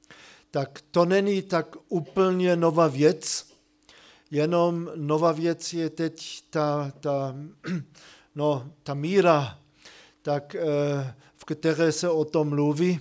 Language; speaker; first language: Czech; non-native, fluent; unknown